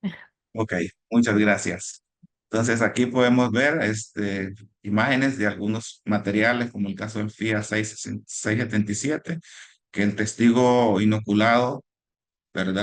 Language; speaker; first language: Spanish; native; Spanish